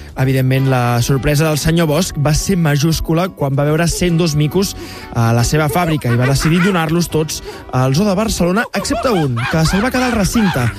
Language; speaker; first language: Catalan; native; Catalan